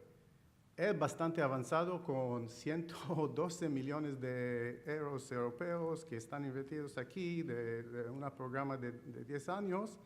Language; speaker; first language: Spanish; non-native, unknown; Chinese